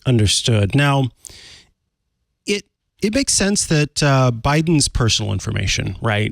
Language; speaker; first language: English; native; English